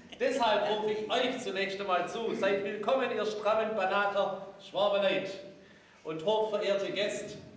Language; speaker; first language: German; native; German